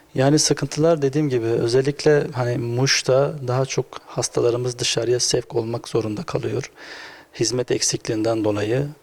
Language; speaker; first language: Turkish; native; Turkish